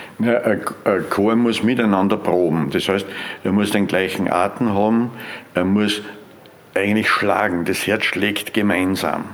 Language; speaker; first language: German; native; German